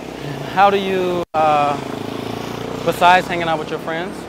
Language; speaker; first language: English; native; English